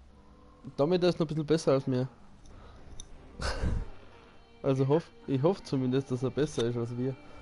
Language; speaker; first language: German; native; German